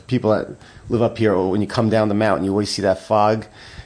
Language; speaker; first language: English; native; English